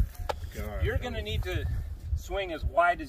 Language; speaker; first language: English; native; English